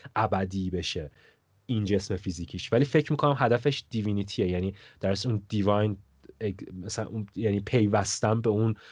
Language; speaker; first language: Persian; native; Persian